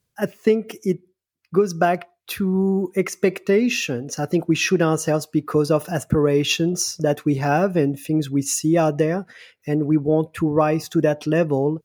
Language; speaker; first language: English; non-native, fluent; French